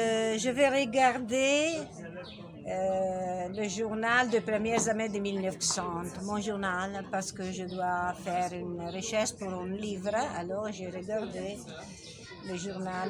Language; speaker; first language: French; non-native, learner; Italian